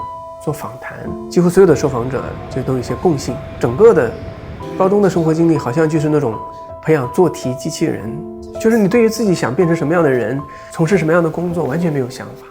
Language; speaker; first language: Chinese; native; Chinese